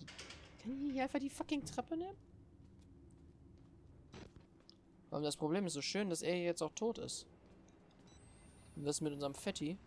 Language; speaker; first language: German; native; German